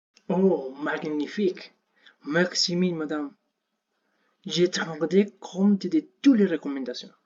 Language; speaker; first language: French; non-native, learner; Spanish